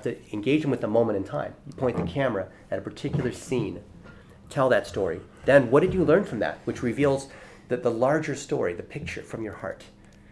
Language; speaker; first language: English; early bilingual, other home language; Chinese